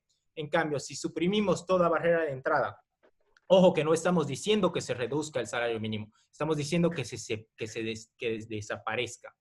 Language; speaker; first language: Spanish; native; Spanish